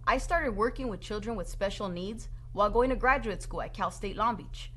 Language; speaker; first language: English; native; English